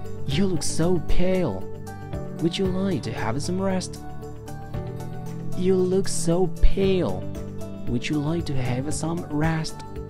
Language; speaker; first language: English; non-native, fluent; Indonesian